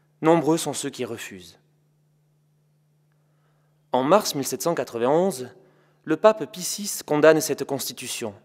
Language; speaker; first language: French; native; French